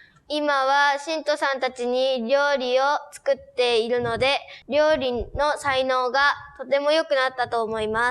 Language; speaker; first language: Japanese; early bilingual, other home language; Korean